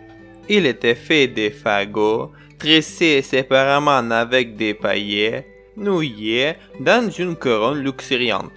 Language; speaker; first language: French; non-native, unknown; Ukrainian